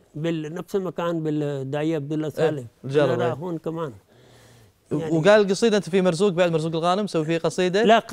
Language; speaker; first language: Arabic; non-native, fluent; Urdu